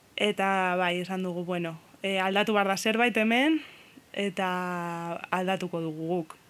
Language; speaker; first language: Basque; non-native, fluent; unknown